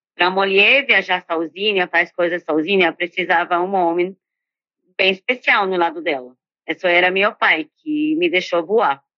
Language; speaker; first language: Portuguese; non-native, fluent; Arabic